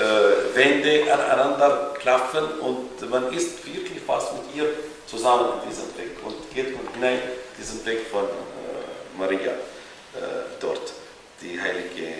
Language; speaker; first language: German; non-native, fluent; Arabic